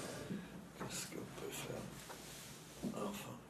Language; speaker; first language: French; non-native, fluent; Czech